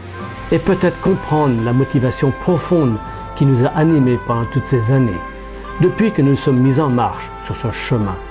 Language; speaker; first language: French; native; French